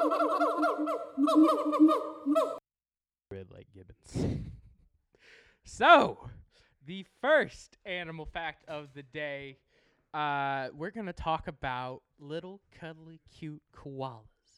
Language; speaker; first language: English; native; English